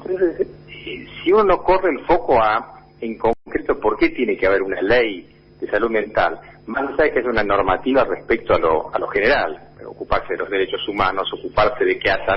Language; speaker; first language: Spanish; native; Spanish